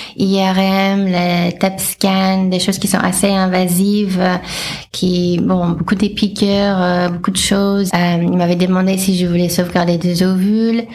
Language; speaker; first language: French; non-native, fluent; English